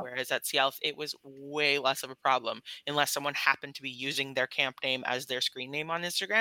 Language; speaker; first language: English; native; English